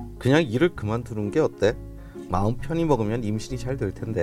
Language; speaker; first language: Korean; native; Korean